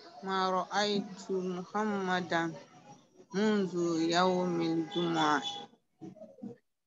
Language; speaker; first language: Arabic; non-native, learner; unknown